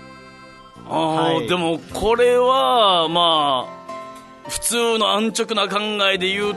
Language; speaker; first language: Japanese; native; Japanese